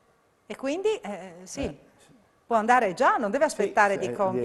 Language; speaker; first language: Italian; native; Italian